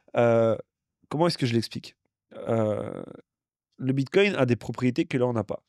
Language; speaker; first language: French; non-native, fluent; Russian